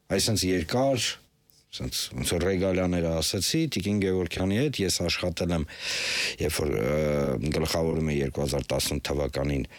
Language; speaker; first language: Armenian; native; Armenian